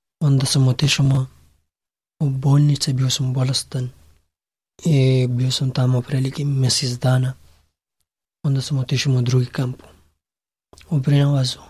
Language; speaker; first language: Serbian; non-native, learner; Pashto